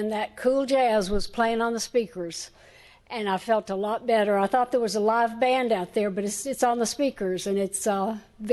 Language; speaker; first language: English; native; English